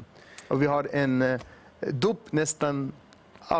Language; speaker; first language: Swedish; non-native, fluent; Arabic